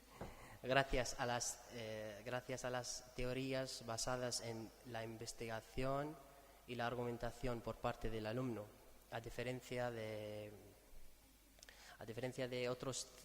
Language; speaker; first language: Spanish; non-native, fluent; Arabic